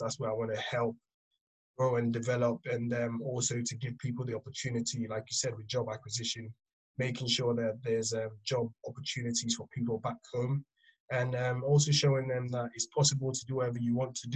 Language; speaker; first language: English; non-native, local second language; Akan